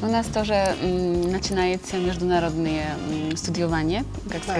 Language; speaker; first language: Russian; non-native, learner; Polish